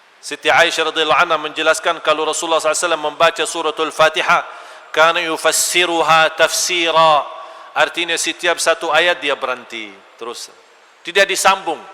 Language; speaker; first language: Malay; non-native, fluent; Arabic